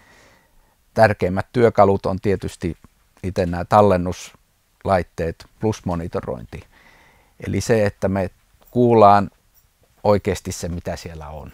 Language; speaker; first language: Finnish; native; Finnish